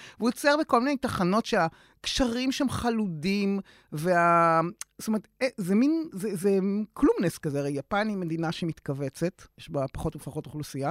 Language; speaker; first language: Hebrew; native; Hebrew